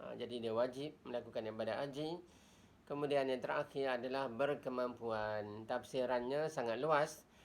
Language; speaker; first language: Malay; native; Malay